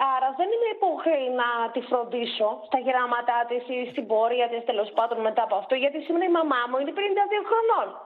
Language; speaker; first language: Greek; early bilingual, other home language; Russian